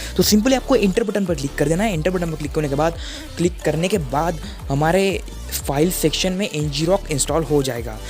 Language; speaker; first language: Hindi; non-native, local second language; Marathi